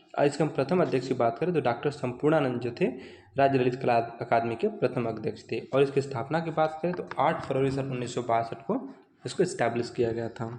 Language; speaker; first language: Hindi; native; Hindi